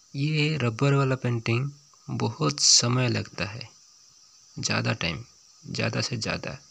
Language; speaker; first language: Hindi; non-native, local second language; Odia